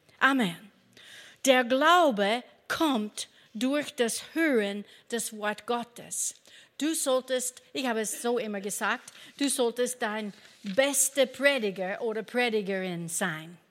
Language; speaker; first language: German; non-native, fluent; English